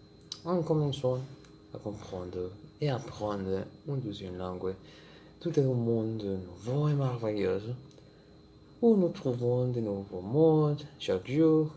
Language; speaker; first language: French; non-native, learner; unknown